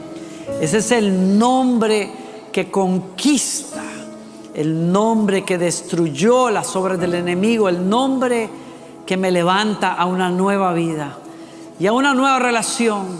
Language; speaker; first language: Spanish; native; Spanish